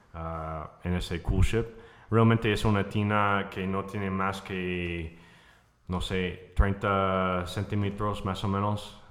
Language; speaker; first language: Spanish; non-native, fluent; English